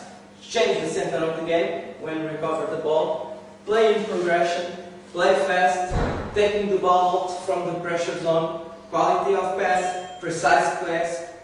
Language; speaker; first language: English; non-native, learner; Portuguese